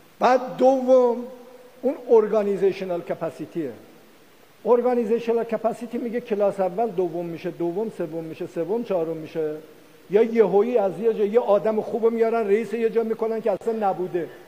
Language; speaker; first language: Persian; non-native, local second language; Azerbaijani